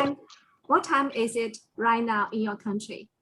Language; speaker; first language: English; non-native, fluent; Chinese